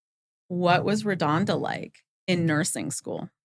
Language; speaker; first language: English; native; English